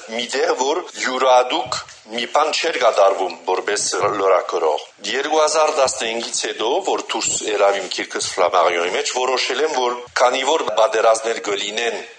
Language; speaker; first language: Armenian; early bilingual, heritage; Armenian